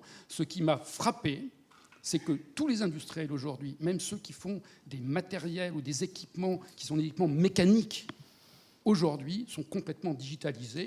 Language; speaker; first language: French; native; French